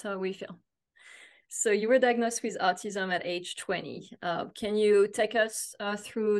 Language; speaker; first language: English; non-native, fluent; French